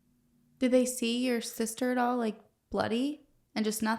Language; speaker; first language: English; native; English